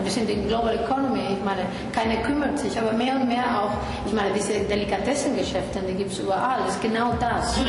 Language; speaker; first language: German; non-native, fluent; Spanish